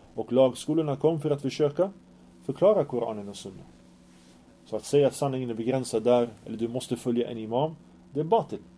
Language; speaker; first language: Swedish; early bilingual, other home language; Arabic